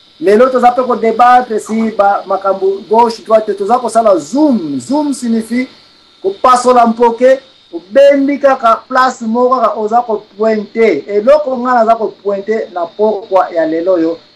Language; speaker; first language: Lingala; non-native, local second language; Kongo